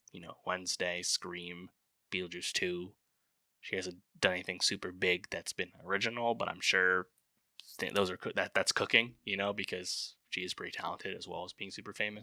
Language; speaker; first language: English; native; English